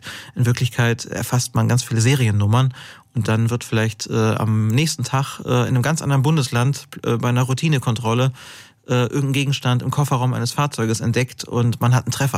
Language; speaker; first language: German; native; German